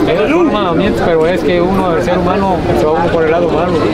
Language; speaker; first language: Spanish; native; Spanish